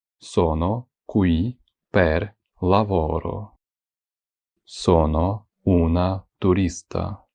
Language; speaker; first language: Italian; non-native, fluent; Ukrainian